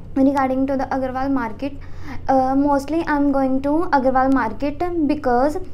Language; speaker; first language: English; non-native, local second language; Punjabi